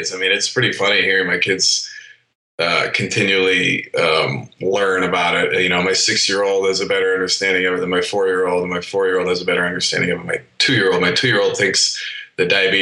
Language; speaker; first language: English; native; English